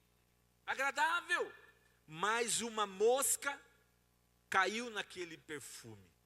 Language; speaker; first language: Portuguese; native; Portuguese